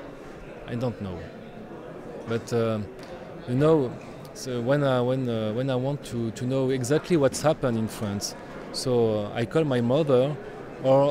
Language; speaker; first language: English; non-native, learner; French